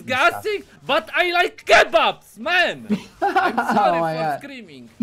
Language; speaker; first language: English; non-native, learner; Polish